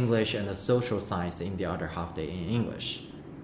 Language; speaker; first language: English; non-native, fluent; Chinese